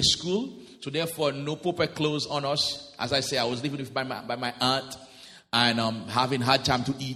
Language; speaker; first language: English; non-native, fluent; Haitian Creole